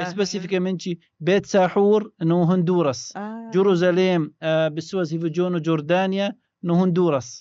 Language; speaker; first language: Portuguese; non-native, learner; Arabic